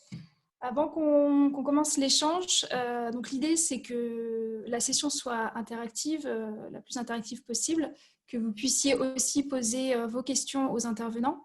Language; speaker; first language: French; native; French